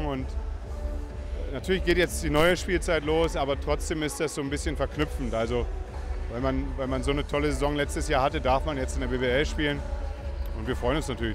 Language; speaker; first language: German; native; German